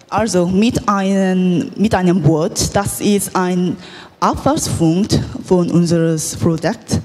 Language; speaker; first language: German; non-native, learner; Korean